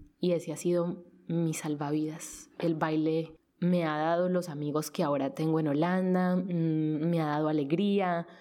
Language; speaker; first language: Spanish; native; Spanish